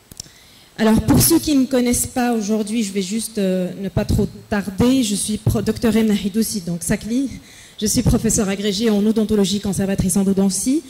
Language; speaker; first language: French; non-native, local second language; Arabic